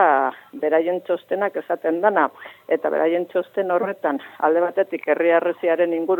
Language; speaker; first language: Basque; native; Basque